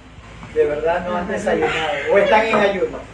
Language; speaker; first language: Spanish; native; Spanish